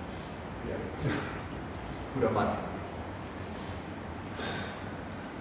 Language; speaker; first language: Indonesian; non-native, fluent; English